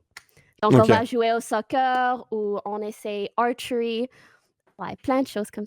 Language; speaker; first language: French; non-native, fluent; English